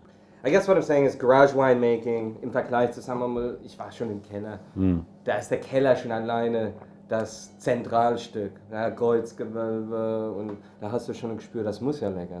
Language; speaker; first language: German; early bilingual, heritage; English